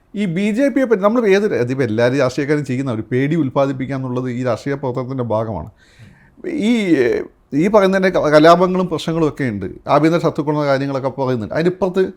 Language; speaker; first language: Malayalam; native; Malayalam